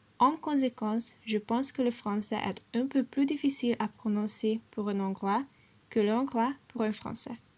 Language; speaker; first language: French; non-native, learner; Hungarian